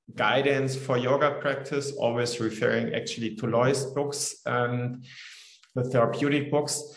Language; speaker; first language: English; non-native, fluent; German